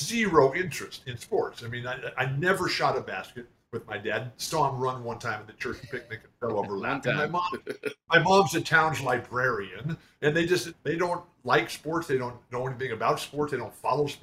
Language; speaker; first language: English; native; English